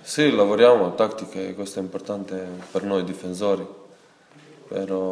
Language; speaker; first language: Italian; non-native, fluent; Serbian